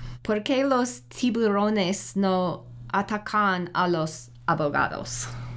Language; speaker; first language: Spanish; non-native, learner; English